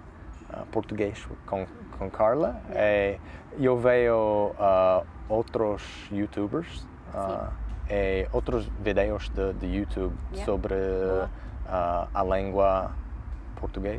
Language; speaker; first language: Portuguese; non-native, learner; English